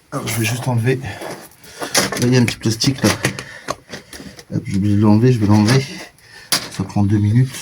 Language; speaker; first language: French; native; French